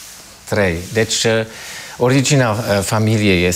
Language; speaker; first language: Romanian; non-native, fluent; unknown